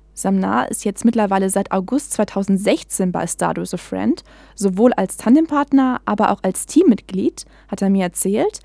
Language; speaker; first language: German; native; German